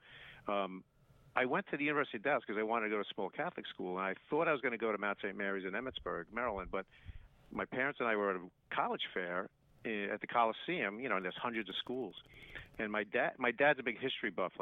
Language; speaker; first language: English; native; English